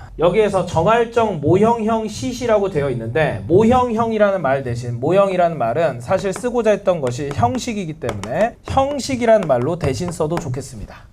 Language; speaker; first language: Korean; native; Korean